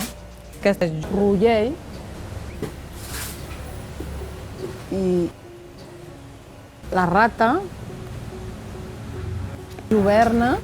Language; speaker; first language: Catalan; non-native, local second language; Fula